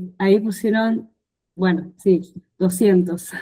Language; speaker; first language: Spanish; native; Spanish